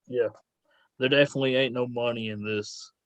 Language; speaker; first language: English; native; English